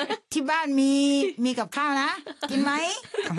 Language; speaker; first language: Cantonese; non-native, fluent; Thai